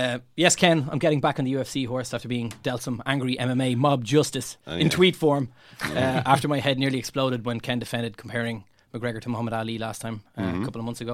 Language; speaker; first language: English; native; English